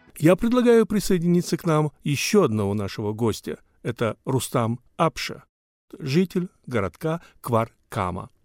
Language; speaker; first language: Russian; non-native, local second language; Chechen